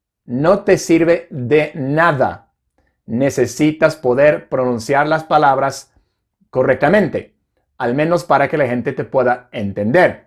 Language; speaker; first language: Spanish; non-native, fluent; English